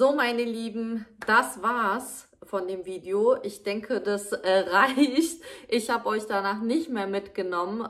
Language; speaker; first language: German; early bilingual, other home language; Polish